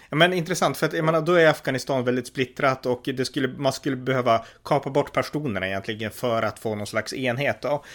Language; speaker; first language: Swedish; native; Swedish